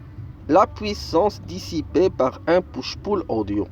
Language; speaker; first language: French; non-native, local second language; Arabic